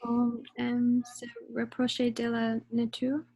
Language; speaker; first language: French; non-native, learner; English